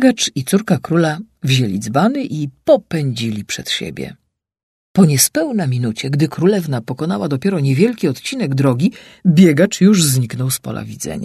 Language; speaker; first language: Polish; native; Polish